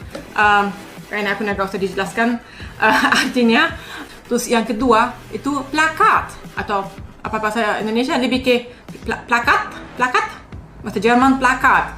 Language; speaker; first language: Indonesian; non-native, fluent; German